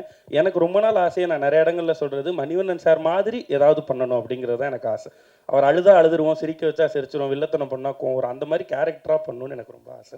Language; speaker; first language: Tamil; native; Tamil